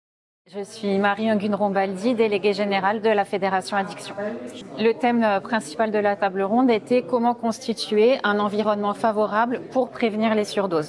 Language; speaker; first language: French; native; French